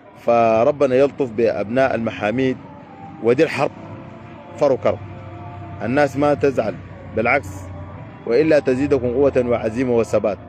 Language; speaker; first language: Arabic; native; Arabic